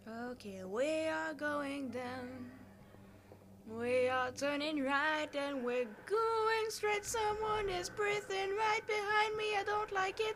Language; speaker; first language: English; non-native, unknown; French